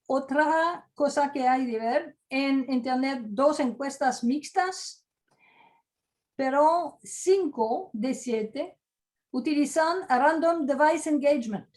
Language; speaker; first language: Spanish; non-native, fluent; French